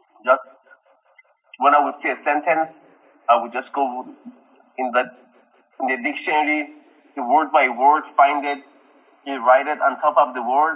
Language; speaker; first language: English; non-native, fluent; Persian